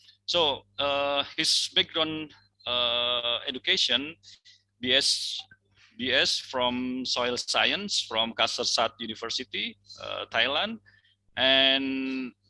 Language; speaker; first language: English; non-native, fluent; Indonesian